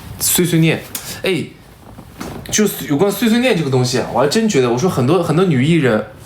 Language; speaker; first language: Chinese; native; Chinese